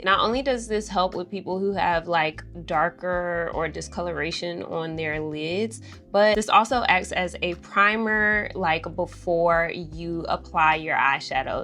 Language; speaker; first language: English; native; English